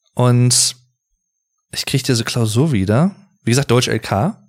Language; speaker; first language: German; native; German